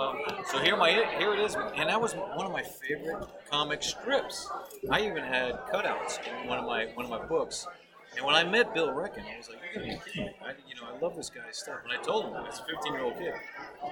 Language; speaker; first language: English; native; English